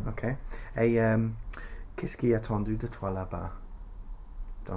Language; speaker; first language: French; non-native, fluent; English